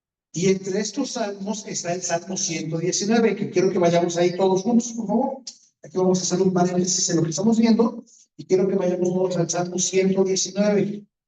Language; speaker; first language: Spanish; native; Spanish